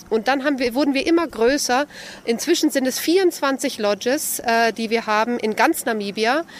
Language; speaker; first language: German; native; German